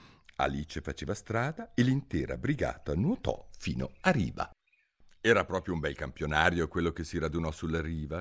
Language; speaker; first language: Italian; native; Italian